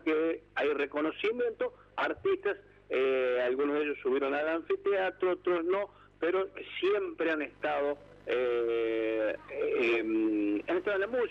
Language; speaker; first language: Spanish; native; Spanish